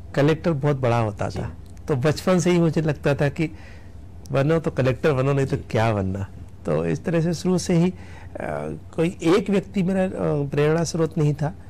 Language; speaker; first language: Hindi; native; Hindi